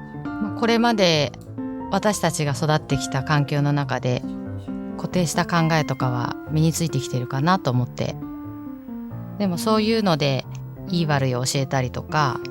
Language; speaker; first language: Japanese; native; Japanese